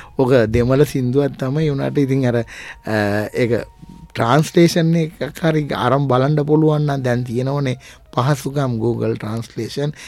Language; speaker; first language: Sinhala; non-native, local second language; Tamil